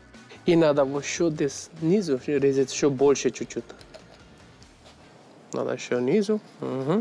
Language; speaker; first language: Russian; non-native, learner; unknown